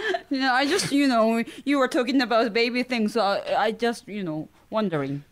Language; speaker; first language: English; non-native, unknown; Japanese